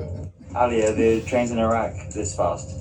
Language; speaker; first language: English; native; English